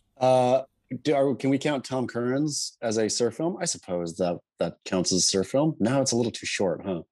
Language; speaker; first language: English; native; English